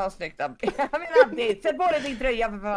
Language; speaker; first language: Swedish; native; Swedish